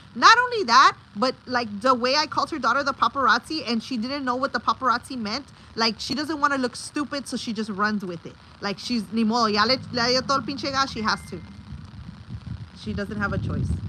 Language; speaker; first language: English; early bilingual, other home language; Spanish